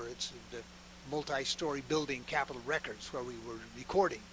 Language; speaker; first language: English; native; English